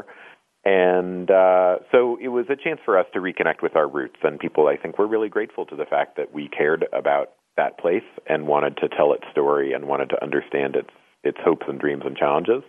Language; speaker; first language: English; native; English